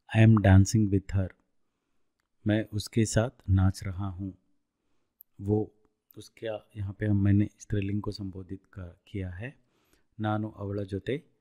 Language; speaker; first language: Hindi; non-native, local second language; Kannada